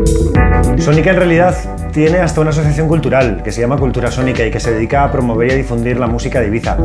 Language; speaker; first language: Spanish; native; Spanish